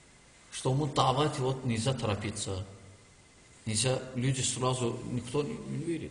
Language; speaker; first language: Russian; non-native, learner; Azerbaijani